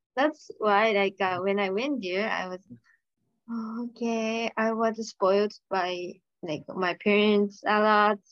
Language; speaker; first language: English; non-native, learner; Japanese